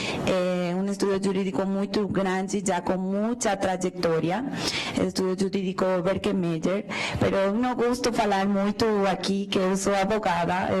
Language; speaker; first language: Portuguese; non-native, learner; Spanish